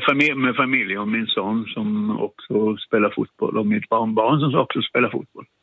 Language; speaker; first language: Swedish; non-native, fluent; Spanish